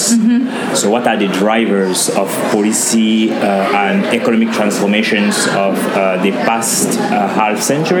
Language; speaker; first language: English; non-native, local second language; French